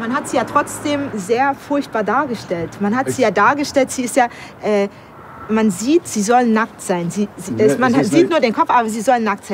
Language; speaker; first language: German; native; German